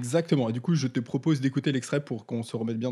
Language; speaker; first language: French; native; French